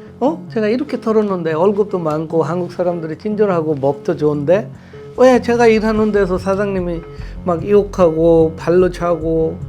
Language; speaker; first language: Korean; non-native, fluent; Bangla